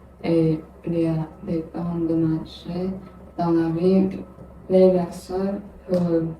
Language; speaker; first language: French; non-native, learner; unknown